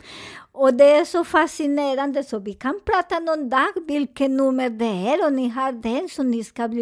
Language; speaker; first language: Swedish; non-native, fluent; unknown